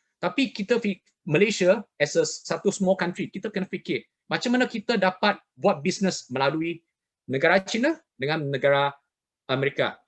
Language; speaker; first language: Malay; non-native, local second language; Chinese